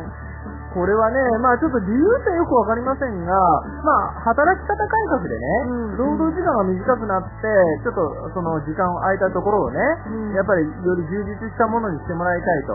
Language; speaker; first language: Japanese; native; Japanese